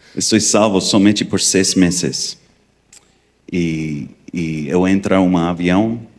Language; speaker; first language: Portuguese; non-native, learner; English